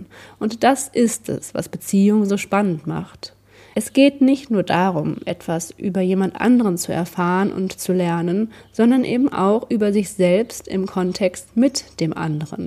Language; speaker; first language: German; native; German